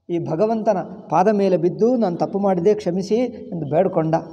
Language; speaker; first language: Kannada; non-native, fluent; Telugu